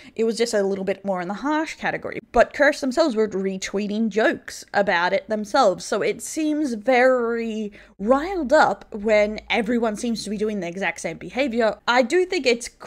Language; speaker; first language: English; native; English